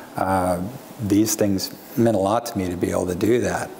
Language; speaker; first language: English; native; English